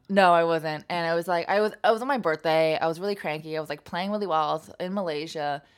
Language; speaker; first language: English; native; English